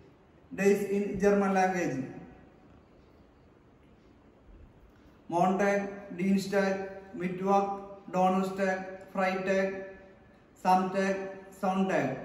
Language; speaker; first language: German; non-native, learner; Malayalam